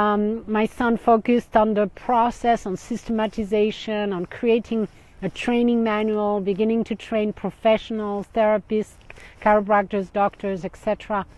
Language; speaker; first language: English; non-native, fluent; French